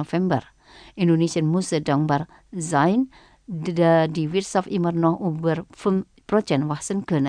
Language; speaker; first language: German; non-native, fluent; Indonesian